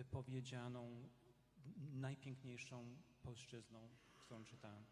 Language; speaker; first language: Polish; non-native, fluent; English